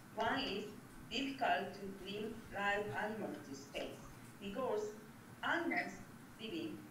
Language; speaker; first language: English; non-native, learner; Japanese